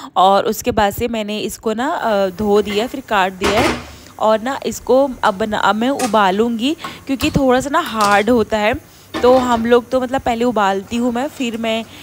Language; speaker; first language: Hindi; native; Hindi